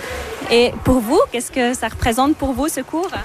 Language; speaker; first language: French; native; French